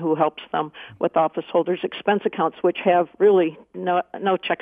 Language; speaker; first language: English; native; English